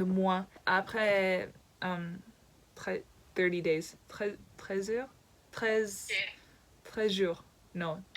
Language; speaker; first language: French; non-native, learner; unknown